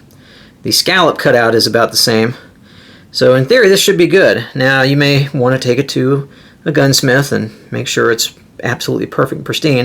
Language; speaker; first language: English; native; English